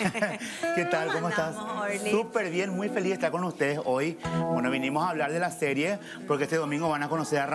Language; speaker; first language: Spanish; native; Spanish